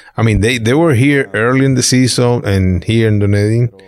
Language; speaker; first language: English; non-native, fluent; Spanish